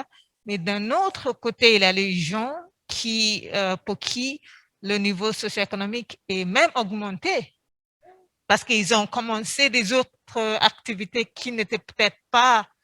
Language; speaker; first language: French; non-native, fluent; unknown